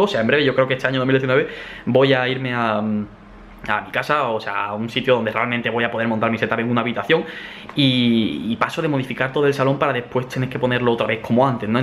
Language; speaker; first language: Spanish; native; Spanish